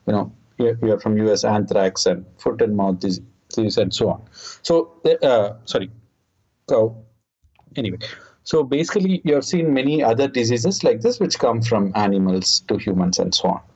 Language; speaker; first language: English; non-native, local second language; Telugu